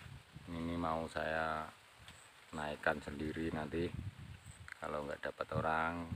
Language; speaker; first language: Indonesian; non-native, local second language; Javanese